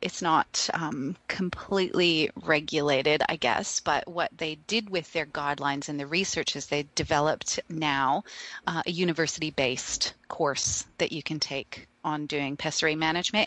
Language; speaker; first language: English; native; English